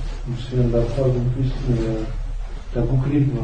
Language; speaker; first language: Arabic; non-native, learner; French